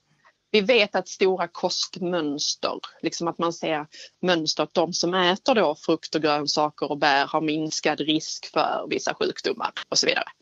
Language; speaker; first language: Swedish; native; Swedish